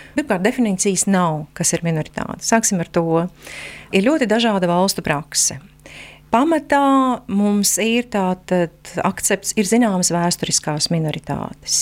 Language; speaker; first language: Latvian; native; Latvian